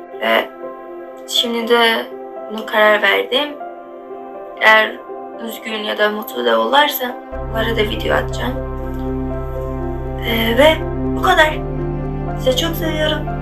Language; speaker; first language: Turkish; non-native, learner; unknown